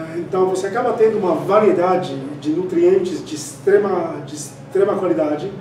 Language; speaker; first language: Portuguese; non-native, fluent; Spanish